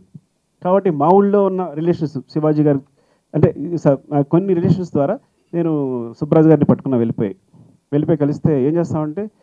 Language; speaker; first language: Telugu; native; Telugu